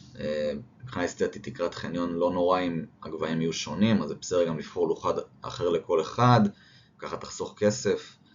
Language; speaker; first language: Hebrew; native; Hebrew